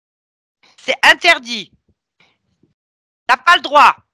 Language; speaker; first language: French; native; French